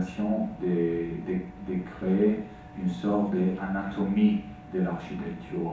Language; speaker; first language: French; non-native, fluent; Italian